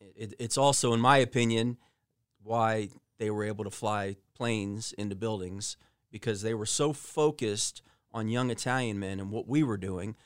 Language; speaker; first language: English; early bilingual, other home language; Italian